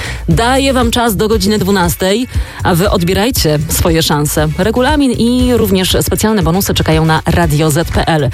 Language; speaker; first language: Polish; native; Polish